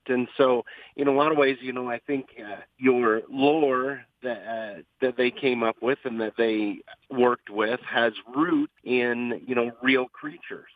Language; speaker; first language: English; native; English